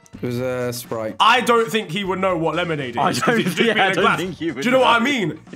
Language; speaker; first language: English; native; English